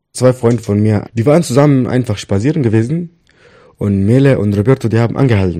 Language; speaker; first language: German; non-native, fluent; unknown